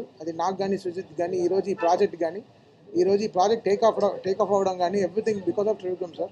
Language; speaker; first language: Telugu; native; Telugu